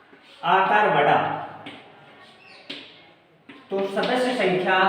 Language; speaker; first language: Hindi; native; Hindi